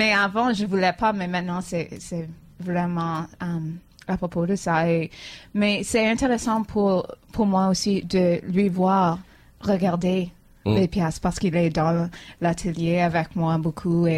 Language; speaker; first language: French; non-native, fluent; English